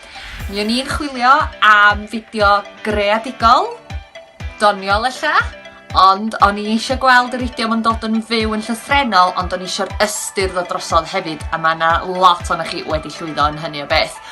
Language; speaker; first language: Welsh; native; Welsh